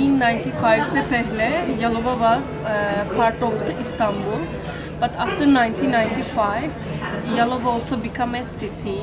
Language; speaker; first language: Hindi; non-native, learner; Turkish